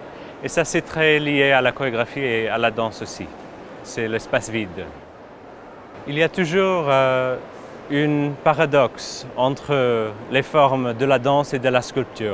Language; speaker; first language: French; non-native, fluent; English